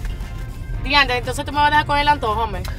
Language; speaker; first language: Spanish; native; Spanish